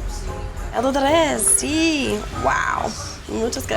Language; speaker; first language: Spanish; non-native, learner; English